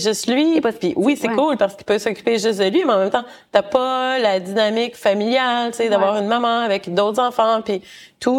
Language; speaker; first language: French; native; French